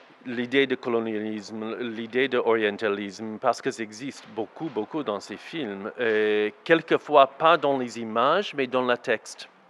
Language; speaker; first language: French; non-native, learner; English